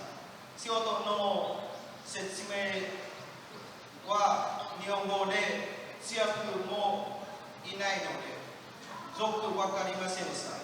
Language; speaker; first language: Japanese; non-native, learner; Vietnamese